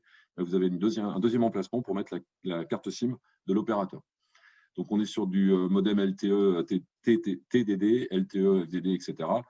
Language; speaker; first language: French; native; French